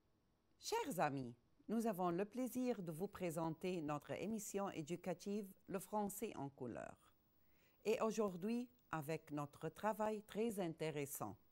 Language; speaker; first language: French; non-native, fluent; Arabic